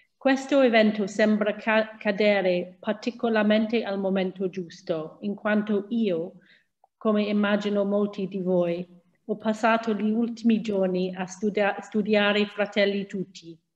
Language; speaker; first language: Italian; non-native, fluent; English